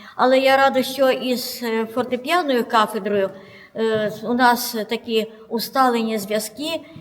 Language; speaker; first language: Ukrainian; non-native, local second language; Russian